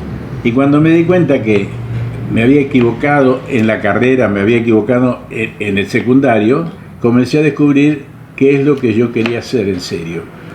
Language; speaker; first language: Spanish; native; Spanish